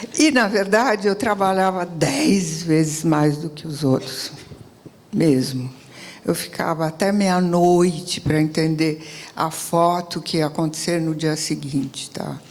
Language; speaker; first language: Portuguese; early bilingual, other home language; Italian